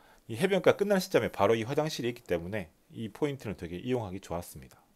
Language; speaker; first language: Korean; native; Korean